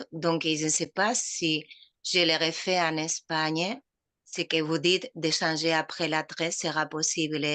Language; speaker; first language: French; non-native, fluent; Spanish